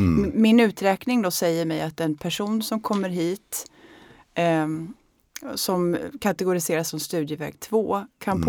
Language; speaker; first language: Swedish; native; Swedish